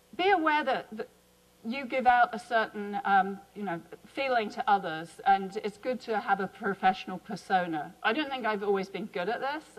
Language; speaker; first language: English; native; English